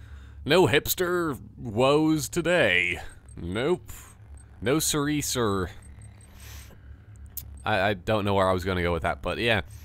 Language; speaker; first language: English; native; English